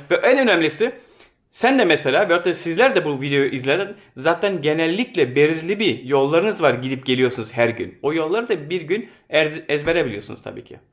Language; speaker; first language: Turkish; early bilingual, heritage; Turkish